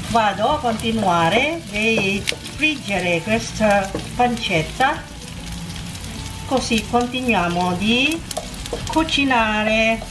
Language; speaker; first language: Italian; non-native, local second language; Filipino